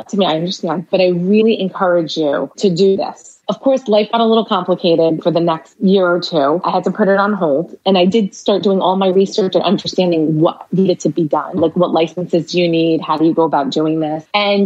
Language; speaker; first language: English; early bilingual, other home language; Arabic